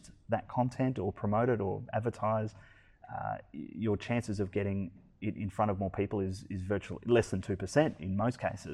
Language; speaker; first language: English; native; English